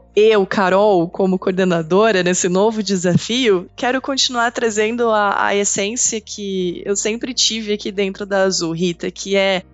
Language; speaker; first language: Portuguese; native; Portuguese